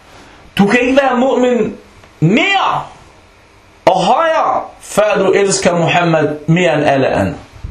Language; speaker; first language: Danish; non-native, local second language; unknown